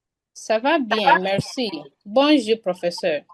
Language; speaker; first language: French; non-native, learner; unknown